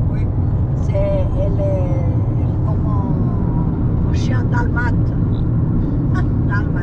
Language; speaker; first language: French; non-native, fluent; Portuguese